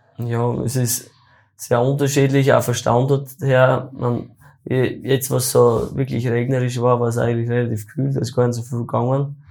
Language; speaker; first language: German; native; German